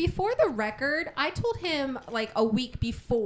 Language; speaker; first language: English; native; English